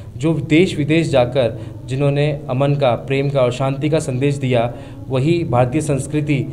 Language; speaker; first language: Hindi; native; Hindi